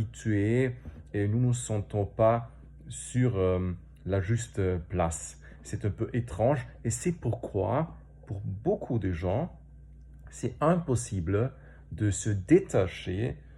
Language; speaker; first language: French; non-native, fluent; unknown